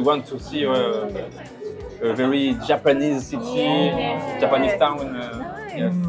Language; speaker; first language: English; non-native, learner; French